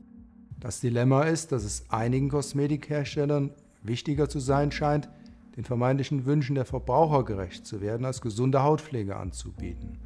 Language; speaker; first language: German; native; German